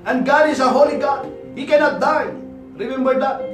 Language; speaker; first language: English; non-native, local second language; Filipino